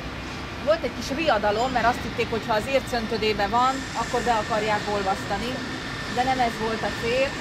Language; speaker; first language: Hungarian; native; Hungarian